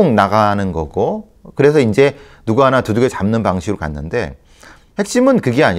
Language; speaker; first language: Korean; native; Korean